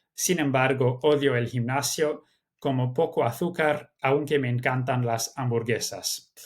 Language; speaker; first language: Spanish; non-native, fluent; English